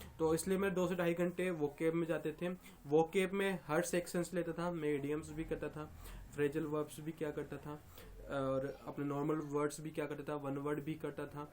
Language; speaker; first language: Hindi; native; Hindi